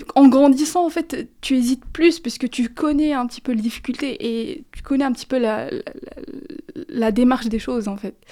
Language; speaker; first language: French; non-native, local second language; Arabic